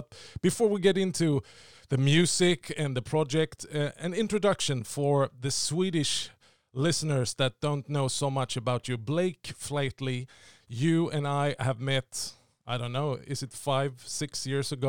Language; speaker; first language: English; non-native, fluent; Swedish